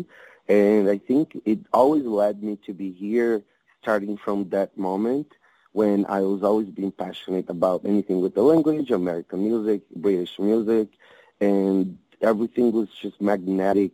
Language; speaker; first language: English; non-native, fluent; Portuguese